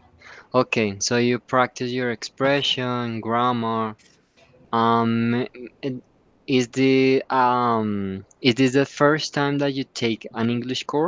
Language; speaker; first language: English; non-native, fluent; Spanish